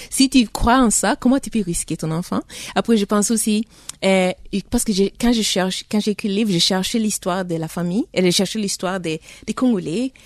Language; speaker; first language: French; early bilingual, heritage; French